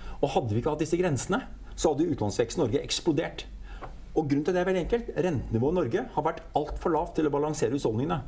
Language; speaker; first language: Norwegian; native; Norwegian